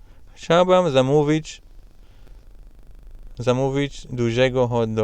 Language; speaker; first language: Polish; non-native, learner; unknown